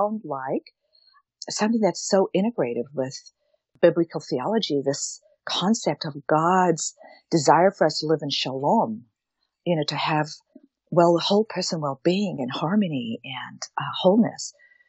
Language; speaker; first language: English; native; English